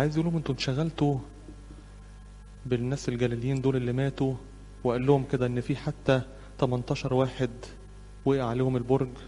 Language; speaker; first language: Arabic; native; Arabic